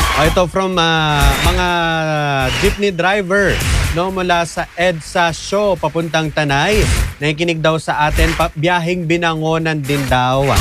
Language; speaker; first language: Filipino; native; Filipino